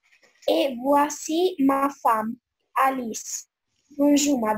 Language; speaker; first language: French; non-native, learner; Albanian